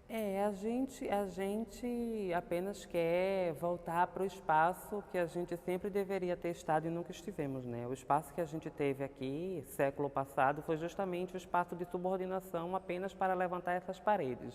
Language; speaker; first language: Portuguese; native; Portuguese